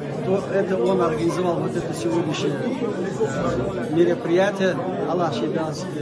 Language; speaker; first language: Russian; non-native, local second language; Ingush